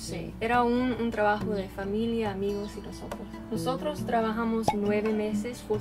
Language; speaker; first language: Spanish; non-native, fluent; English